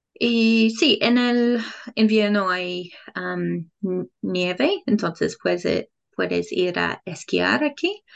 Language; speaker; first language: Spanish; non-native, learner; English